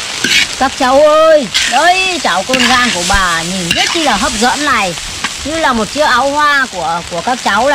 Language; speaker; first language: Vietnamese; native; Vietnamese